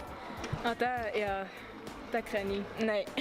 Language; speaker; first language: German; non-native, learner; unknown